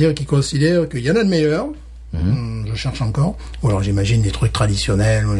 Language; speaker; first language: French; native; French